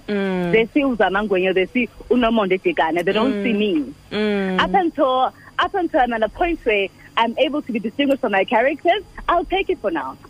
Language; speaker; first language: English; non-native, local second language; Xhosa